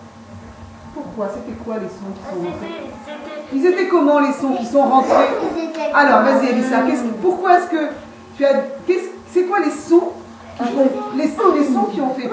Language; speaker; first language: French; native; French